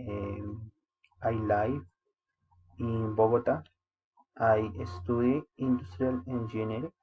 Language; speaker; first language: English; non-native, learner; Spanish